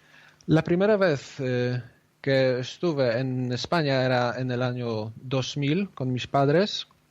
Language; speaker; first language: Spanish; non-native, fluent; Polish